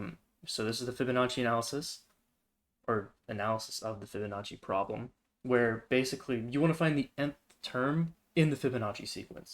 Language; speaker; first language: English; native; English